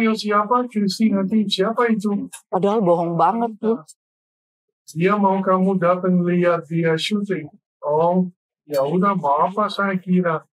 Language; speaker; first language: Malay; non-native, learner; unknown